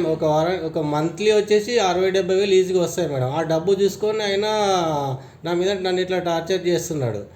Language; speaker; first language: Telugu; native; Telugu